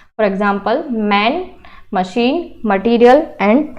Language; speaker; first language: English; non-native, local second language; Gujarati